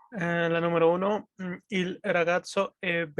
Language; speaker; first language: Italian; non-native, learner; Spanish